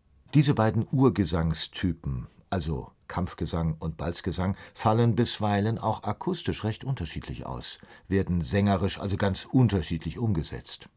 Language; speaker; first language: German; native; German